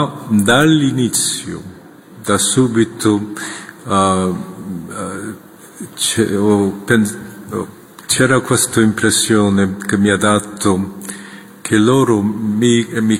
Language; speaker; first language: Italian; non-native, fluent; Korean